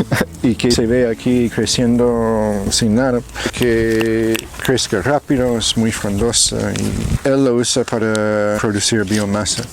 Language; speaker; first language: Spanish; non-native, fluent; English